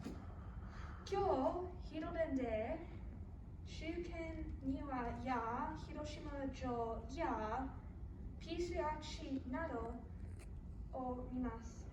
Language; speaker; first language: Japanese; non-native, learner; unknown